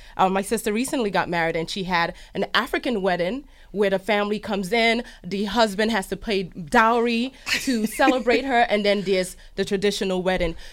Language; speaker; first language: English; early bilingual, other home language; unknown